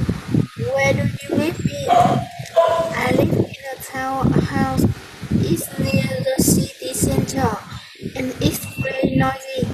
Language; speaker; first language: English; non-native, learner; Vietnamese